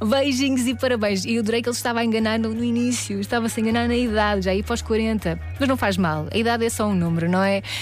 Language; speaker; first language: Portuguese; native; Portuguese